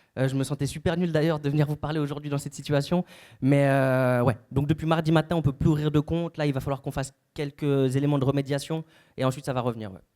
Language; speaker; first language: French; native; French